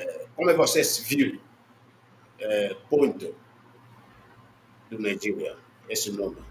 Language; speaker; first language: Portuguese; non-native, learner; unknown